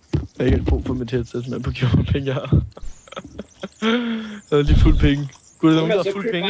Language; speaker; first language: Danish; native; Danish